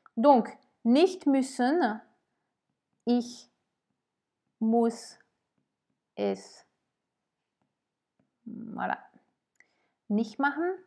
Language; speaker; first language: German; non-native, fluent; French